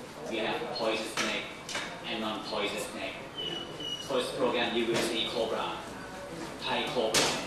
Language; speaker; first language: English; non-native, learner; Thai